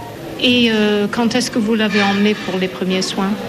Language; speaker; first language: French; native; French